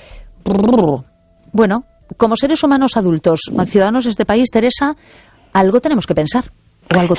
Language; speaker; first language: Spanish; native; Spanish